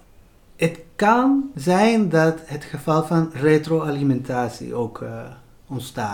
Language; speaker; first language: Dutch; non-native, fluent; Spanish